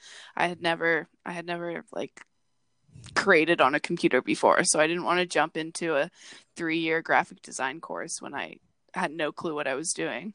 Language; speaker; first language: English; native; English